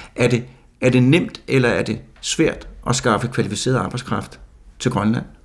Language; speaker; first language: Danish; native; Danish